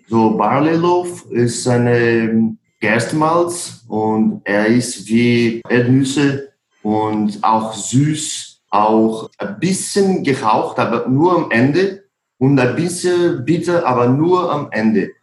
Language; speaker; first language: German; non-native, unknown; Portuguese